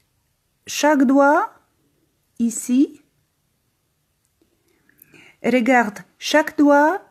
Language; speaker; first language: French; non-native, learner; Polish